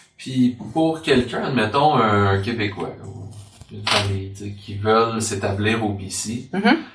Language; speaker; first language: French; native; French